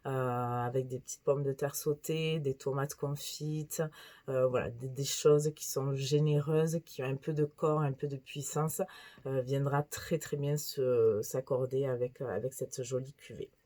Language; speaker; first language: French; native; French